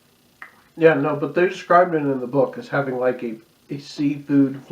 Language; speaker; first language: English; native; English